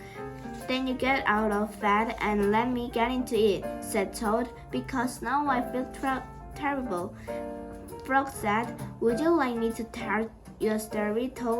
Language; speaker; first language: English; non-native, learner; Korean